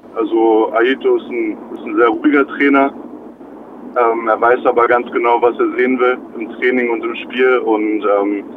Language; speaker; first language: German; native; German